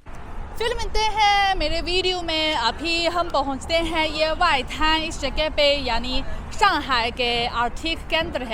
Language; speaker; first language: Hindi; non-native, fluent; Chinese